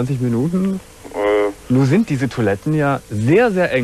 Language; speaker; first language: German; native; German